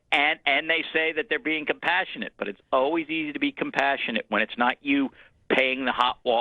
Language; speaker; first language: English; native; English